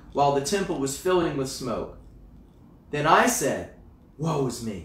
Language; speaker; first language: English; native; English